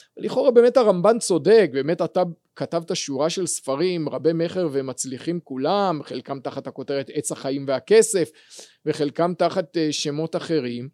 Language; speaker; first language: Hebrew; native; Hebrew